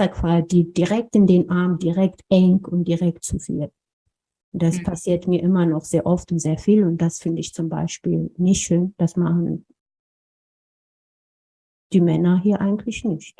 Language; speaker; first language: German; non-native, fluent; Amharic